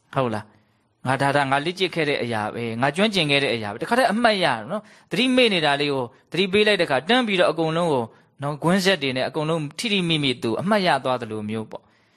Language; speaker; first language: Burmese; native; Burmese